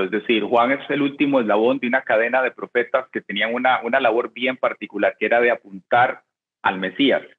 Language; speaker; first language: Spanish; native; Spanish